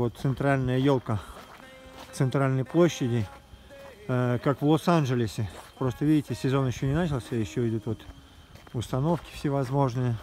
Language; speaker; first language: Russian; native; Russian